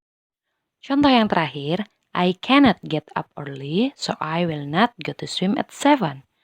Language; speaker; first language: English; non-native, fluent; Indonesian